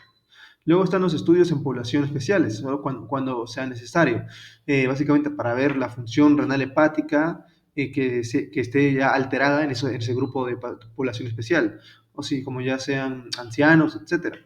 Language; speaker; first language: Spanish; native; Spanish